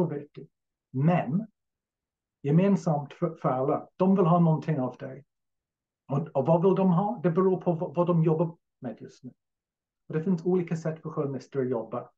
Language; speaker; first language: Swedish; non-native, fluent; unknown